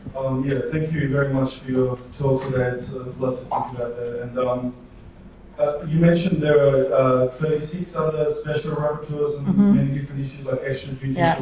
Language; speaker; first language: English; non-native, fluent; Polish